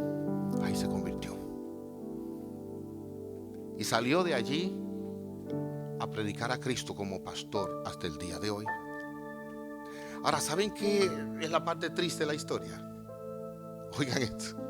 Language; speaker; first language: Spanish; native; Spanish